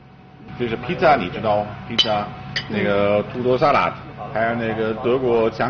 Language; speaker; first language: Chinese; non-native, fluent; German